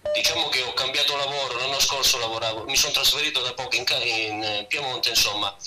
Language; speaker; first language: Italian; native; Italian